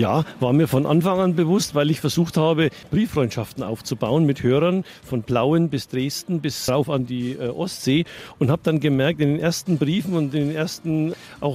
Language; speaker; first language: German; native; German